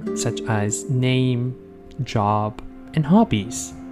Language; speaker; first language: English; non-native, fluent; Arabic